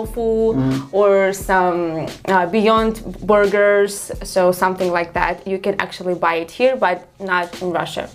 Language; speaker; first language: English; non-native, fluent; Russian